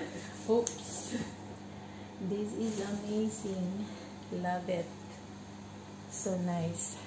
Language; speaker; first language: English; non-native, local second language; Filipino